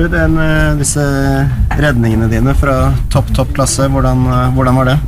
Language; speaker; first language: Norwegian; native; Norwegian